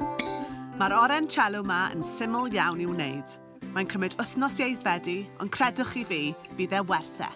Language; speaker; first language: Welsh; native; Welsh